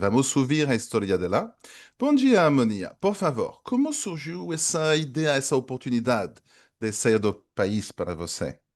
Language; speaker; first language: Portuguese; non-native, fluent; French